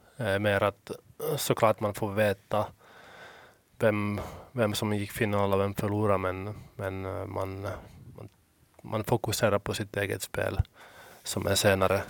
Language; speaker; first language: Swedish; non-native, local second language; Finnish